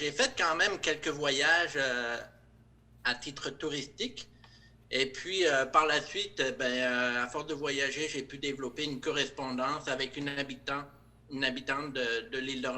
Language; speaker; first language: French; native; French